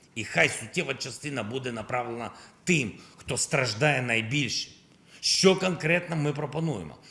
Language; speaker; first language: Ukrainian; non-native, local second language; Russian